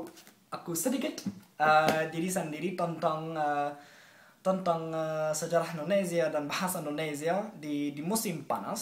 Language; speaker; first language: Indonesian; non-native, learner; English